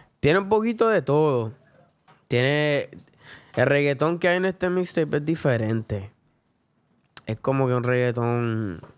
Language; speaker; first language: Spanish; early bilingual, other home language; English